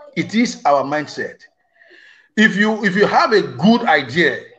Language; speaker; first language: English; non-native, local second language; Bini